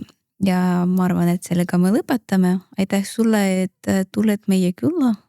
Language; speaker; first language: Estonian; non-native, local second language; Russian